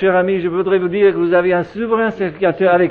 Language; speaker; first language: French; native; French